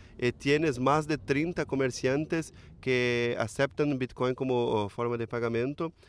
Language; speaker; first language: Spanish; non-native, learner; Portuguese